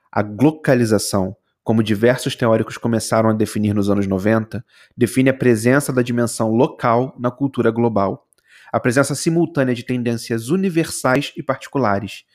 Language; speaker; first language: Portuguese; native; Portuguese